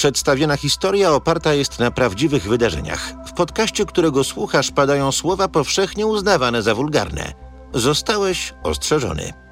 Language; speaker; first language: Polish; native; Polish